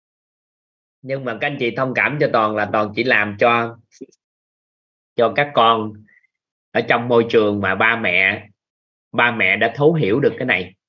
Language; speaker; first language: Vietnamese; native; Vietnamese